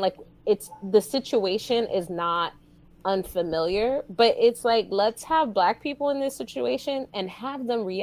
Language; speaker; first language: English; native; English